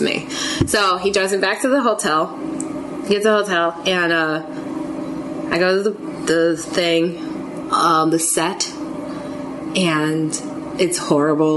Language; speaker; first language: English; native; English